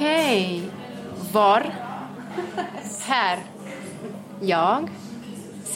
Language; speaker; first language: Swedish; non-native, learner; Portuguese